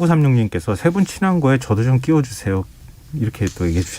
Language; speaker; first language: Korean; native; Korean